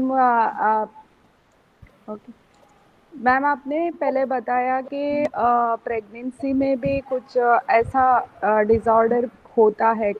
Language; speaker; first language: Hindi; non-native, local second language; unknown